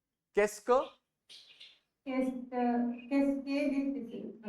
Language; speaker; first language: French; non-native, learner; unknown